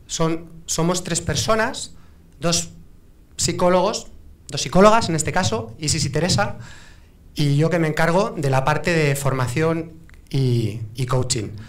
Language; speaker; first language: Spanish; native; Spanish